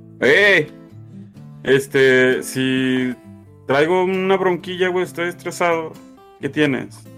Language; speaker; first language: Spanish; native; Spanish